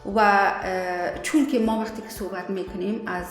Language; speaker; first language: Persian; native; Persian